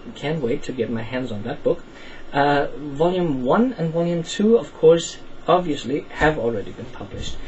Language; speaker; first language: English; non-native, fluent; German